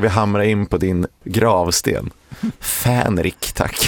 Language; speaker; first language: Swedish; native; Swedish